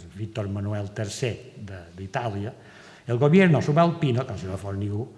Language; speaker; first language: Spanish; non-native, local second language; Catalan